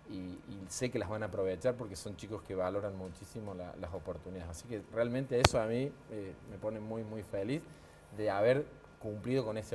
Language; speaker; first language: Spanish; native; Spanish